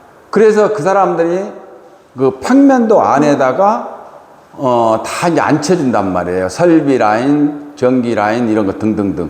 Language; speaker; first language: Korean; native; Korean